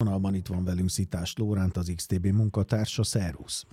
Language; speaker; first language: Hungarian; native; Hungarian